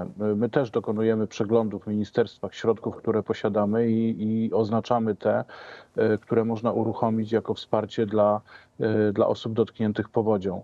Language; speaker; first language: Polish; native; Polish